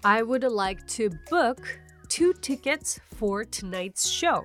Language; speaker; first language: English; non-native, fluent; Japanese